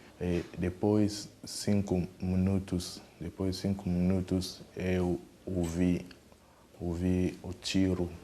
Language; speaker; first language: Portuguese; non-native, learner; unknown